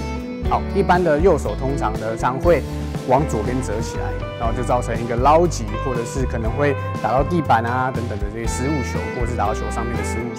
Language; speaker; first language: Chinese; native; Chinese